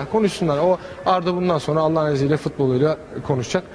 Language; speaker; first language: Turkish; native; Turkish